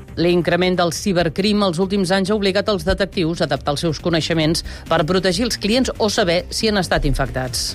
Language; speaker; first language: Catalan; native; Catalan